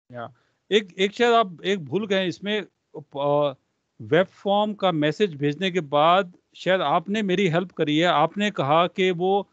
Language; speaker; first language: Hindi; non-native, local second language; Punjabi